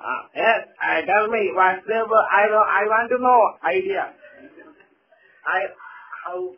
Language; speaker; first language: English; non-native, learner; Malayalam